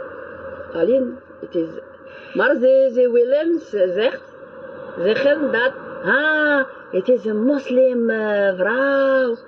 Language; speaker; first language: Dutch; non-native, learner; French